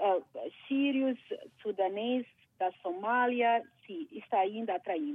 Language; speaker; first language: Portuguese; non-native, fluent; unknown